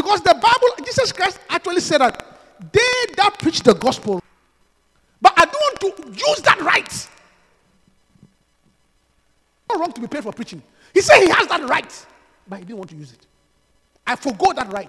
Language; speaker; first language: English; non-native, local second language; Akan